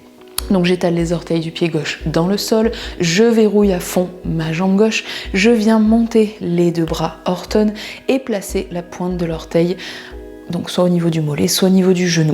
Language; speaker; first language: French; native; French